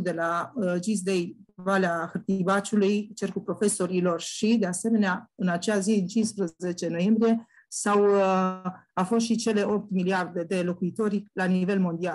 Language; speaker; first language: Romanian; native; Romanian